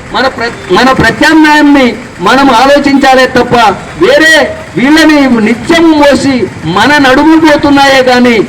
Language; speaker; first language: Telugu; native; Telugu